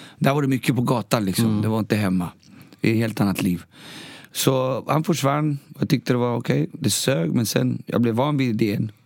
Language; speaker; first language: Swedish; early bilingual, other home language; Spanish